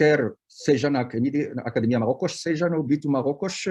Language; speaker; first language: Portuguese; non-native, fluent; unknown